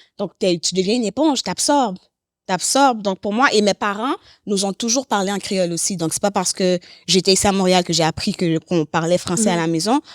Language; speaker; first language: French; native; French